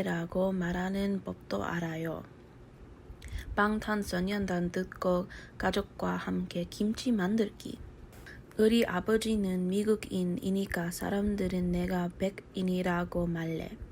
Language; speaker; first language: Korean; early bilingual, heritage; English